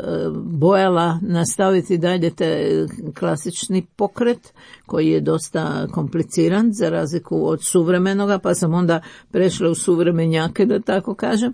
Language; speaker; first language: Croatian; native; Croatian